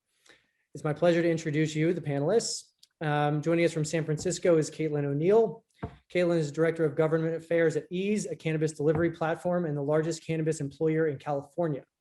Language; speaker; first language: English; native; English